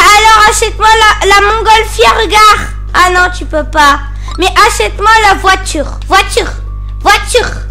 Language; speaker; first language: French; native; French